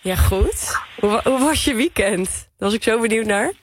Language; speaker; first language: Dutch; native; Dutch